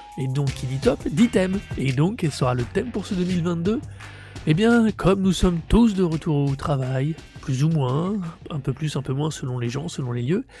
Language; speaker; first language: French; native; French